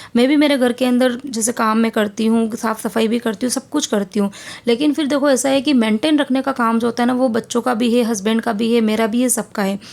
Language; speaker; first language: Hindi; native; Hindi